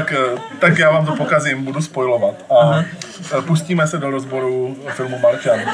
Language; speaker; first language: Czech; native; Czech